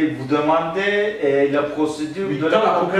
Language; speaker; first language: French; non-native, learner; Turkish